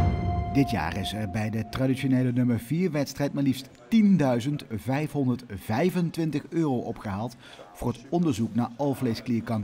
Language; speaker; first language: Dutch; native; Dutch